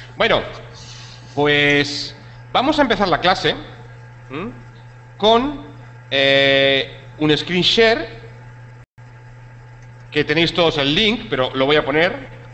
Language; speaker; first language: Spanish; native; Spanish